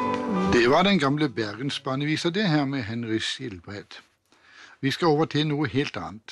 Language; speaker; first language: Norwegian; native; Norwegian